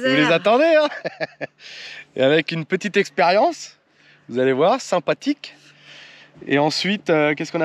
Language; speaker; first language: French; native; French